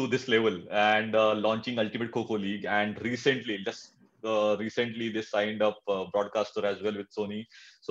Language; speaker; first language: English; non-native, local second language; Marathi